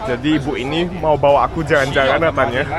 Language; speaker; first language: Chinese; non-native, fluent; Indonesian